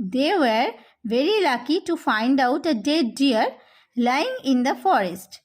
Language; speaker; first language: English; non-native, local second language; Bangla